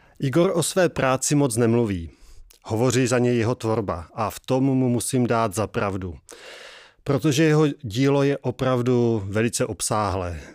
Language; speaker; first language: Czech; native; Czech